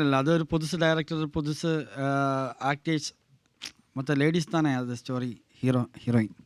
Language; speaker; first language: Tamil; non-native, learner; Malayalam